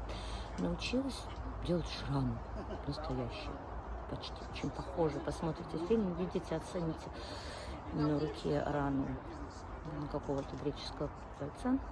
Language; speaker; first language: Russian; native; Russian